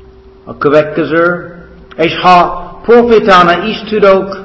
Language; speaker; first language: Hungarian; non-native, fluent; English